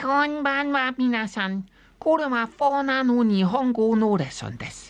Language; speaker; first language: Japanese; non-native, learner; English